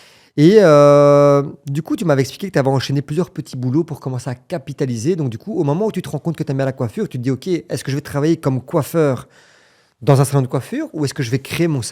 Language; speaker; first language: French; native; French